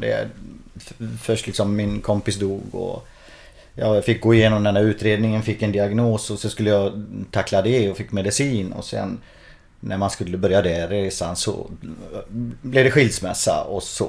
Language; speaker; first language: Swedish; native; Swedish